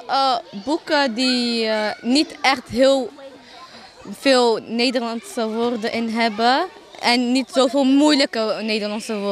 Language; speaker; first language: Dutch; non-native, learner; Arabic